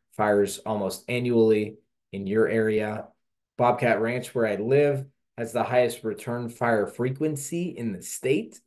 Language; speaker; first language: English; native; English